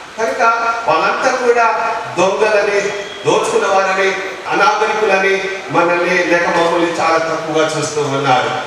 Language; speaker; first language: Telugu; non-native, local second language; Lambadi